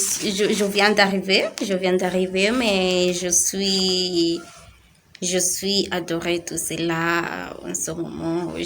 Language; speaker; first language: French; non-native, learner; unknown